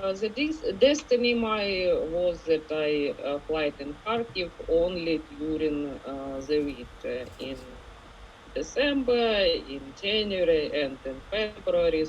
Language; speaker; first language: English; non-native, learner; Ukrainian